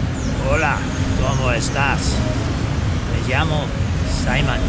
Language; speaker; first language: Spanish; non-native, learner; English